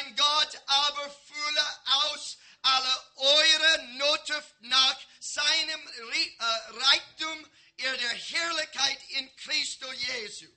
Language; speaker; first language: German; non-native, learner; English